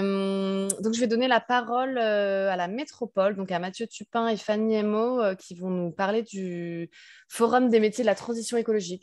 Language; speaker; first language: French; native; French